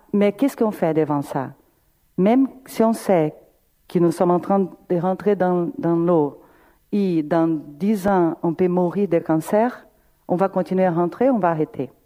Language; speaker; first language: French; non-native, fluent; Portuguese